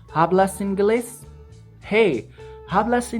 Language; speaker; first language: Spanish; non-native, learner; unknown